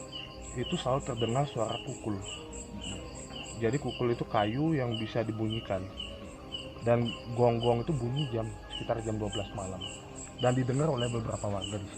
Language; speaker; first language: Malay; non-native, local second language; Balinese